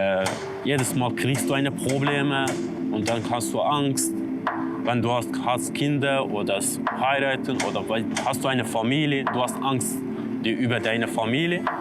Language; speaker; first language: German; non-native, learner; Kurdish